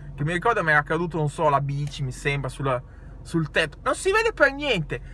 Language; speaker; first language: Italian; native; Italian